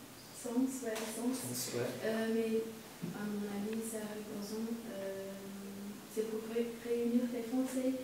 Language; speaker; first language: French; non-native, fluent; English